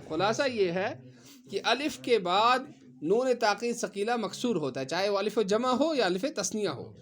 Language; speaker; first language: Urdu; non-native, local second language; Kashmiri